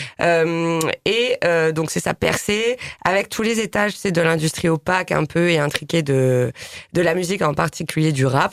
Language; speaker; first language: French; native; French